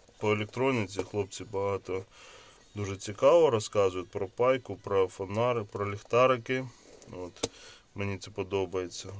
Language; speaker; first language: Ukrainian; non-native, local second language; Russian